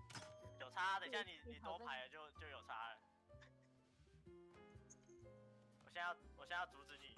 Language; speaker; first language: Chinese; native; Chinese